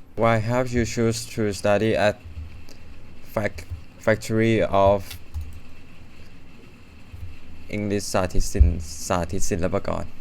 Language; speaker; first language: English; non-native, learner; Thai